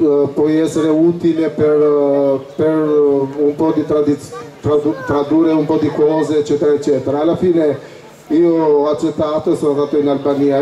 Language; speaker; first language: Italian; non-native, fluent; Albanian